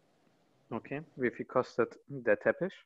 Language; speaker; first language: German; non-native, fluent; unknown